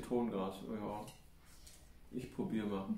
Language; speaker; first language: German; native; German